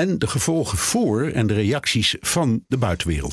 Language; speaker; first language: Dutch; native; Dutch